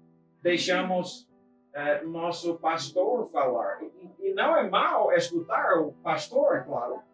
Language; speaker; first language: Portuguese; non-native, fluent; English